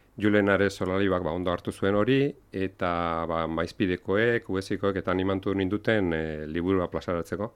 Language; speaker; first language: Basque; non-native, local second language; Spanish